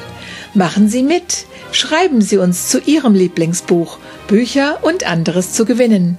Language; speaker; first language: German; native; German